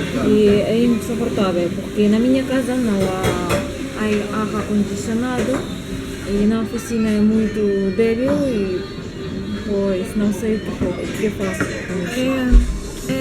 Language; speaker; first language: Portuguese; non-native, learner; Russian